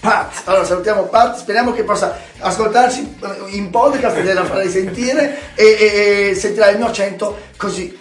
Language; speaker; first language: Italian; native; Italian